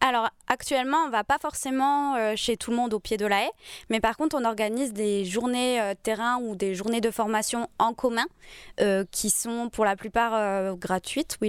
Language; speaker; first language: French; native; French